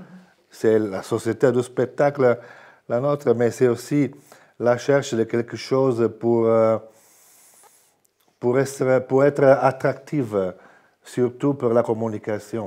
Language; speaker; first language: French; non-native, fluent; Italian